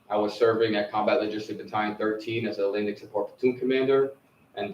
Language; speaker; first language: English; early bilingual, other home language; Arabic